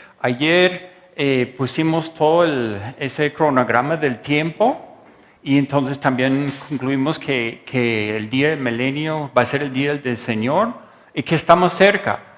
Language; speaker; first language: Spanish; non-native, fluent; English